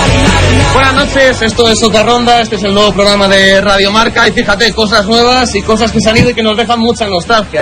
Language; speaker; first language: Spanish; native; Spanish